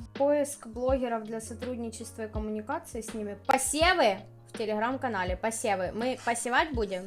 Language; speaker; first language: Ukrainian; native; Ukrainian